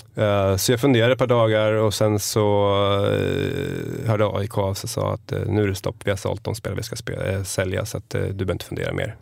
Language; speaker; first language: Swedish; native; Swedish